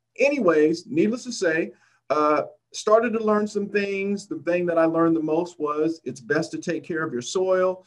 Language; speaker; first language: English; native; English